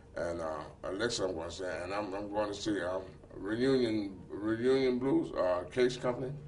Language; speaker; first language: English; native; English